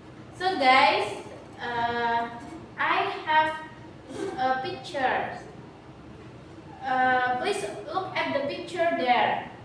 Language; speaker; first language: English; non-native, learner; Indonesian